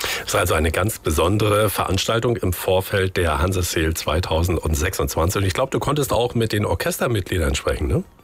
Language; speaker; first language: German; native; German